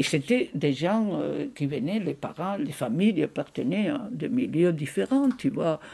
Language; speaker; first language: French; non-native, fluent; Spanish